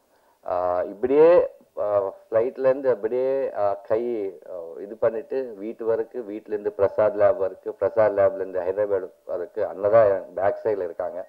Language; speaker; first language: Tamil; non-native, learner; Telugu